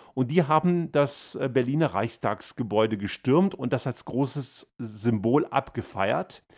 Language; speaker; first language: German; early bilingual, other home language; Croatian